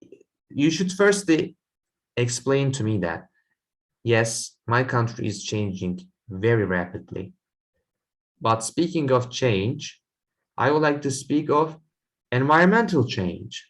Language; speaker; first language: English; non-native, fluent; Turkish